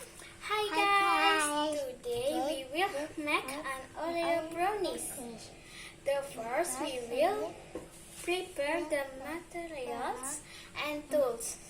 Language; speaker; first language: English; non-native, learner; Indonesian